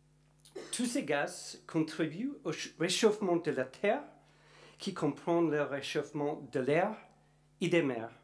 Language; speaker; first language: French; non-native, learner; English